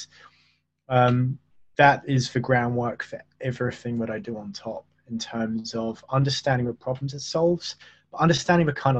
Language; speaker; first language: English; native; English